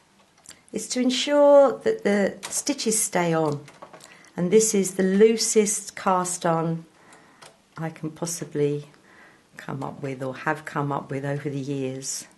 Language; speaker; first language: English; native; English